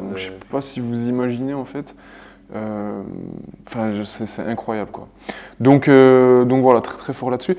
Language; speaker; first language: French; native; French